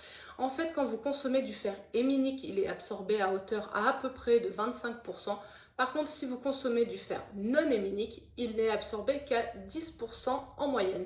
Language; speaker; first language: French; native; French